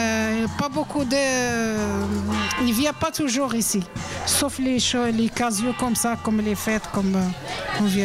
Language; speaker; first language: French; non-native, learner; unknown